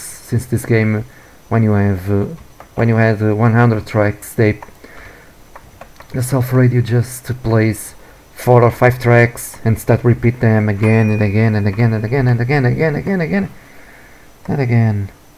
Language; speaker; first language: English; non-native, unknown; Portuguese